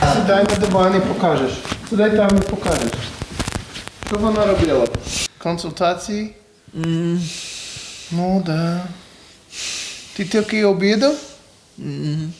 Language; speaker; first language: Ukrainian; non-native, learner; English